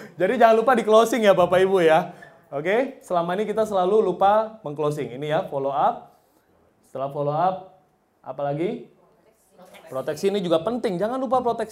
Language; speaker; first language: Indonesian; native; Indonesian